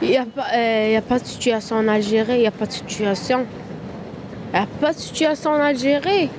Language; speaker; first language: French; non-native, learner; Arabic